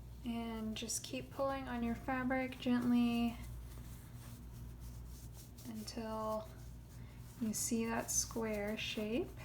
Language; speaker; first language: English; native; English